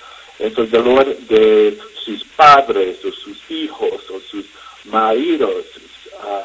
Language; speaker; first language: Spanish; non-native, learner; English